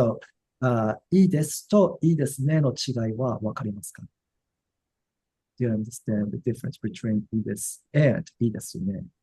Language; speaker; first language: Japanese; non-native, fluent; English